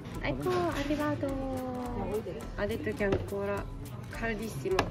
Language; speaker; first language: Italian; non-native, fluent; Japanese